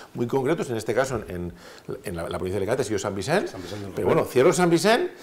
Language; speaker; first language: Spanish; native; Spanish